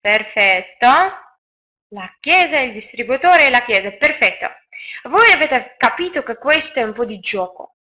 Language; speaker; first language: Italian; non-native, fluent; Russian